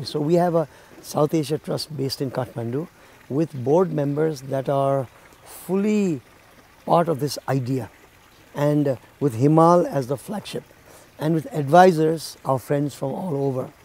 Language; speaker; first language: English; non-native, local second language; Nepali